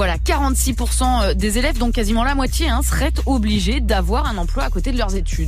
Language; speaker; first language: French; native; French